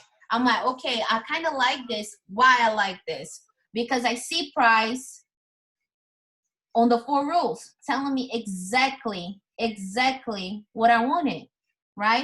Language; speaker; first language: English; non-native, fluent; Portuguese